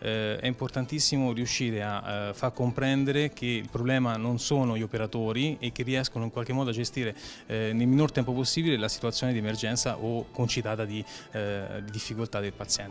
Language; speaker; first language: Italian; native; Italian